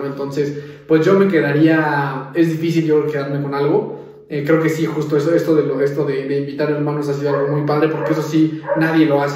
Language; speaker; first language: Spanish; native; Spanish